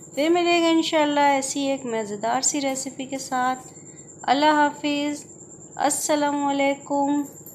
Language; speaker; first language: Hindi; native; Hindi